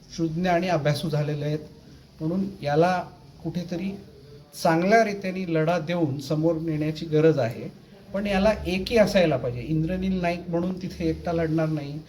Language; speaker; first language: Marathi; non-native, local second language; Lambadi